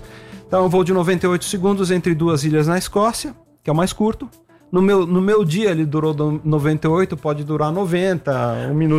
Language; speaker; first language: Portuguese; native; Portuguese